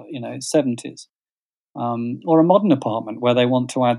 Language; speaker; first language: English; native; English